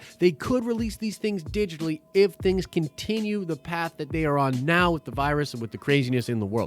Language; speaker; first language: English; native; English